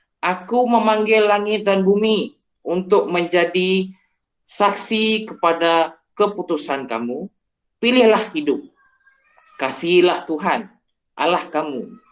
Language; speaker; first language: Malay; non-native, local second language; Iban